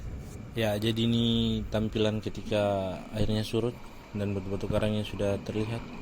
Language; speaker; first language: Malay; non-native, local second language; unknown